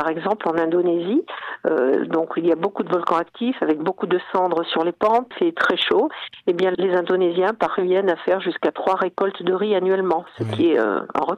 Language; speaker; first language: French; native; French